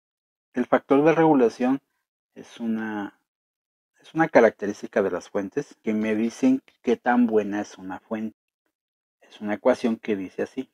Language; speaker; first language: Spanish; native; Spanish